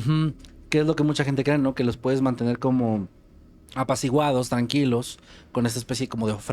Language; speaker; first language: Spanish; native; Spanish